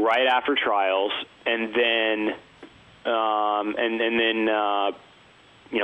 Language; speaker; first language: English; native; English